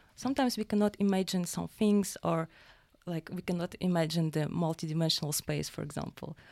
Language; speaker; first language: English; non-native, fluent; Russian